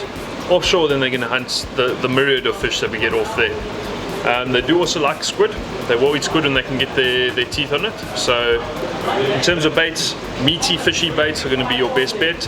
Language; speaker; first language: English; native; English